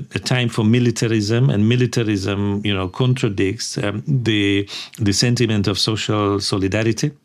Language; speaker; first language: English; non-native, fluent; Hungarian